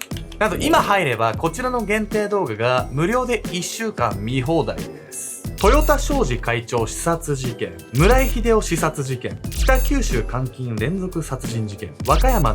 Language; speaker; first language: Japanese; native; Japanese